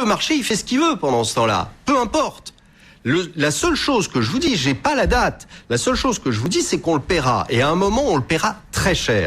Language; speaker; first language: French; native; French